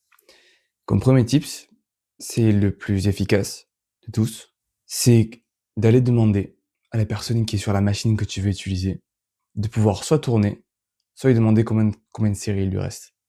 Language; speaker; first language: French; native; French